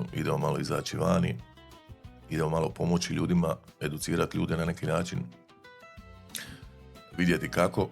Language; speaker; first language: Bosnian; native; Bosnian